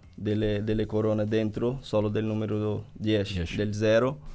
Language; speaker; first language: Italian; non-native, fluent; Portuguese